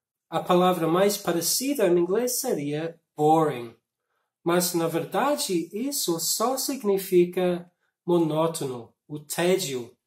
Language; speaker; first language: Portuguese; non-native, fluent; English